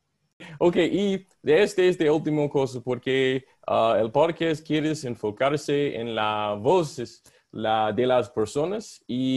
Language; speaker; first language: Spanish; non-native, learner; English